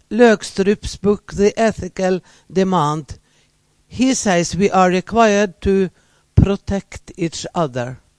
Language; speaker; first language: English; non-native, fluent; Norwegian